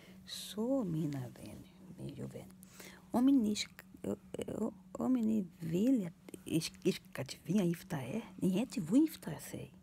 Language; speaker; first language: Swedish; non-native, learner; Portuguese